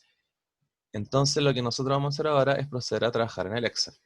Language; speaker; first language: Spanish; native; Spanish